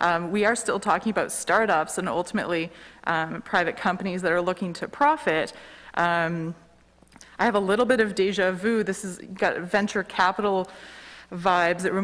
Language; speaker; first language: English; native; English